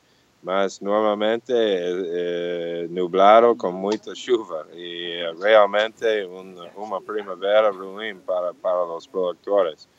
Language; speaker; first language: Portuguese; non-native, fluent; English